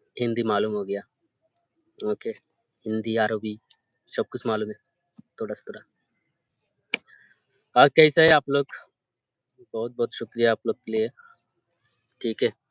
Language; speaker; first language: Hindi; non-native, learner; Bangla